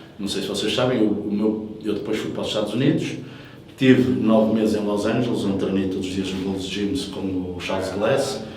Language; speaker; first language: Portuguese; early bilingual, heritage; English